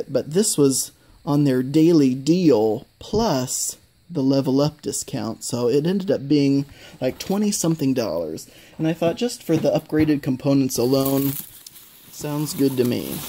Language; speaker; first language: English; native; English